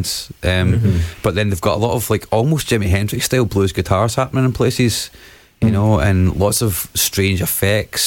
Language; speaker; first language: English; native; English